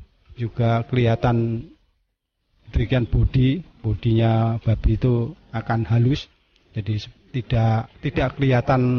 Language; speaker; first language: Indonesian; non-native, local second language; Javanese